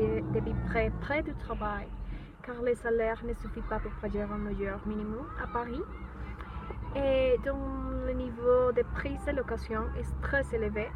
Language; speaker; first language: French; non-native, learner; Spanish